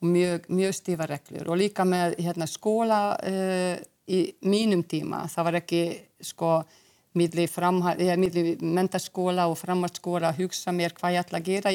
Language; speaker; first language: Icelandic; non-native, fluent; Hungarian